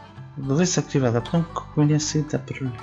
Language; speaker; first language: Russian; non-native, learner; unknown